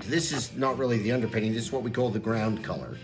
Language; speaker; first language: English; native; English